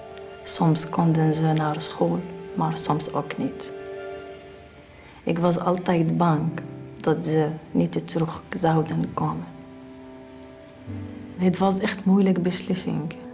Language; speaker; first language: Dutch; non-native, learner; Arabic